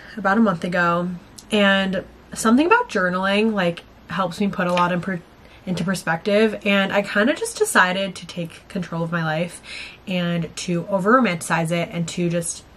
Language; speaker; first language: English; native; English